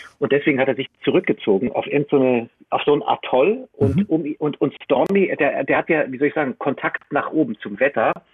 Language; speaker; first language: German; early bilingual, other home language; Romanian